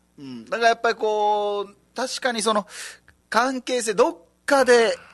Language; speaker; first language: Japanese; native; Japanese